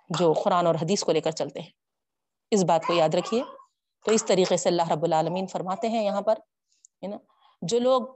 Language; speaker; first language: Urdu; native; Urdu